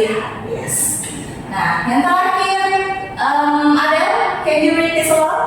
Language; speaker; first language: English; non-native, fluent; Indonesian